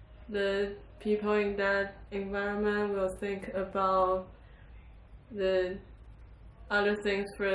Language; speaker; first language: English; non-native, learner; Chinese